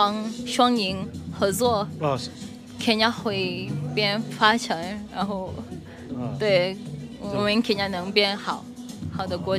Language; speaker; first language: Chinese; non-native, fluent; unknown